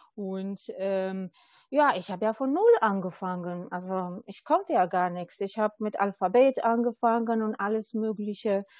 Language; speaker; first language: German; non-native, fluent; Albanian